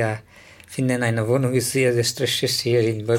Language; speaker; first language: German; non-native, learner; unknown